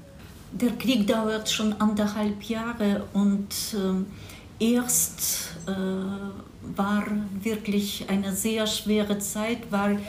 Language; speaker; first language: German; non-native, fluent; Russian